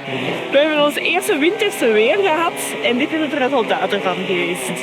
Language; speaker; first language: Dutch; native; Dutch